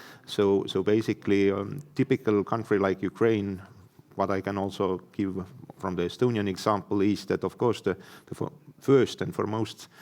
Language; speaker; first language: English; non-native, fluent; Estonian